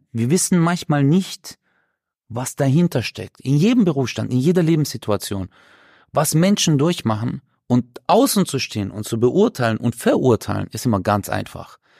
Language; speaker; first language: German; early bilingual, other home language; Turkish